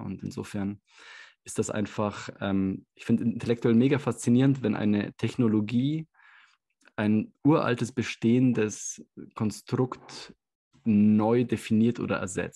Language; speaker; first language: German; native; German